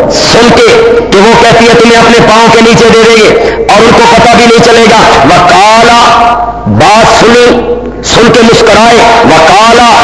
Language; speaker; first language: Urdu; non-native, local second language; Punjabi